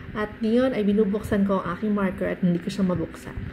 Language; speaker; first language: Filipino; native; Filipino